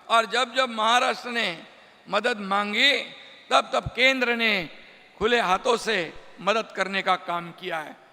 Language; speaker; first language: Hindi; non-native, local second language; Marathi